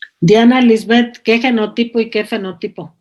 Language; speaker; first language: Spanish; native; Spanish